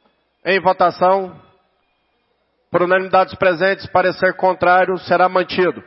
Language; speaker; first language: Portuguese; native; Portuguese